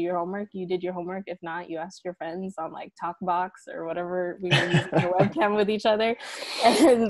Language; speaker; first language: English; native; English